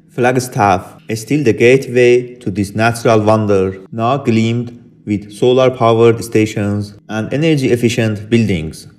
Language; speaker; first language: English; non-native, fluent; Persian